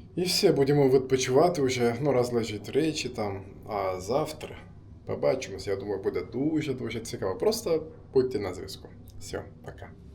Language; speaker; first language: Ukrainian; non-native, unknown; Turkish